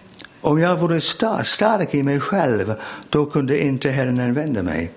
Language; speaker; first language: Swedish; non-native, fluent; English